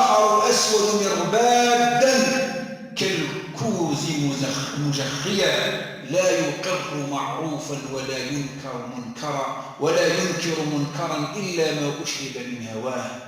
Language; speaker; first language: Arabic; native; Arabic